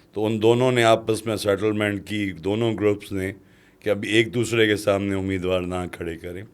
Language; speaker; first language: Urdu; non-native, local second language; Sindhi